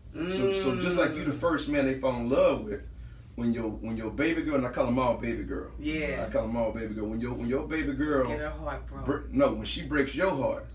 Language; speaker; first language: English; native; English